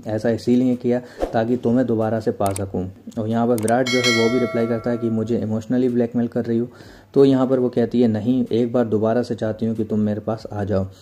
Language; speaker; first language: Hindi; native; Hindi